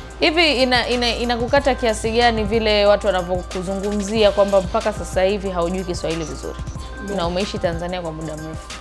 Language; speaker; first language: Swahili; native; Swahili